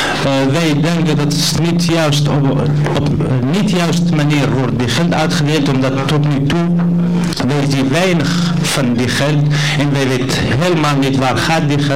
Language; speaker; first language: Dutch; non-native, learner; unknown